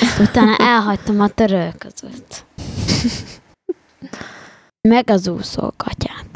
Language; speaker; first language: Hungarian; early bilingual, heritage; Hungarian